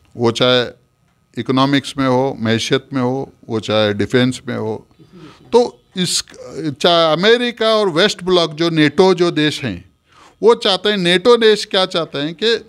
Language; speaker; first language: Hindi; non-native, local second language; Urdu